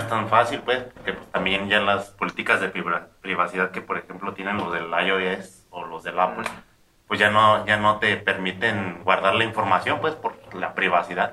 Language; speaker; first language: Spanish; native; Spanish